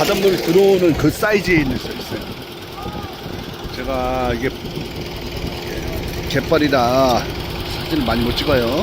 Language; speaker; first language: Korean; native; Korean